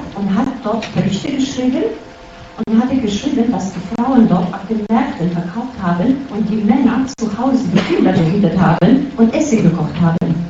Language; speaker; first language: German; non-native, fluent; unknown